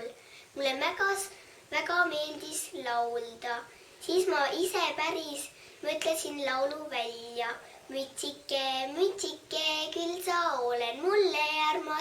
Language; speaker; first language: Estonian; early bilingual, heritage; Estonian